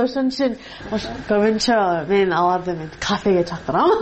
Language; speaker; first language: Kyrgyz; non-native, learner; English